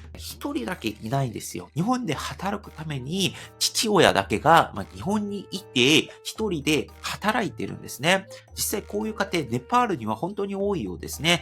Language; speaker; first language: Japanese; non-native, fluent; Korean